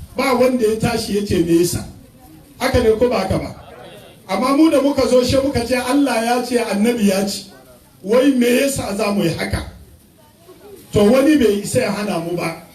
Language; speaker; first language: Hausa; non-native, local second language; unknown